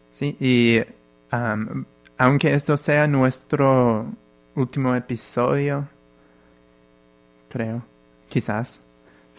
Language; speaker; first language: Spanish; non-native, fluent; English